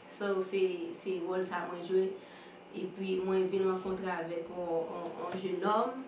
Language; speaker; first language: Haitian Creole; early bilingual, heritage; Haitian Creole